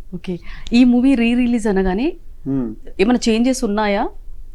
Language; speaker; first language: Telugu; native; Telugu